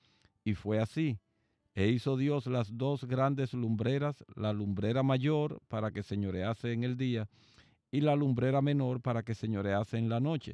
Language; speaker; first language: Spanish; native; Spanish